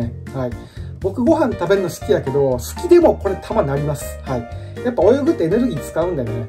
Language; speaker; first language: Japanese; native; Japanese